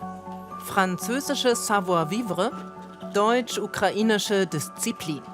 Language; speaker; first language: German; native; German